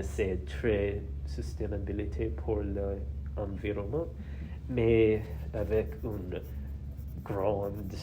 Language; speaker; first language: French; non-native, learner; English